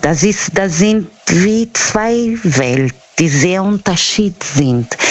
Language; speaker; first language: German; non-native, fluent; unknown